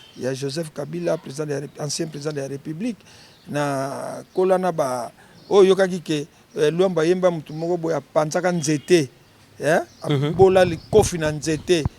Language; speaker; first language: Lingala; native; Lingala